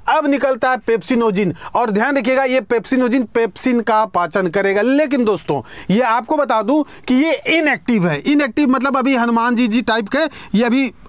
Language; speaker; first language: Hindi; native; Hindi